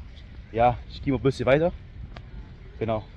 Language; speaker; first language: German; non-native, local second language; Luxembourgish